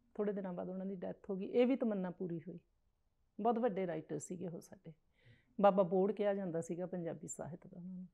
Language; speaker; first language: Punjabi; native; Punjabi